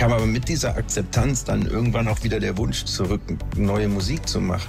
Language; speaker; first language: German; native; German